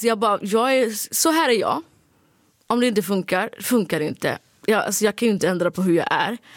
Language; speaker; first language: Swedish; early bilingual, other home language; Somali